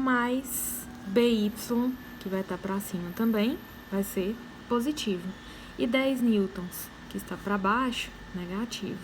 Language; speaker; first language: Portuguese; native; Portuguese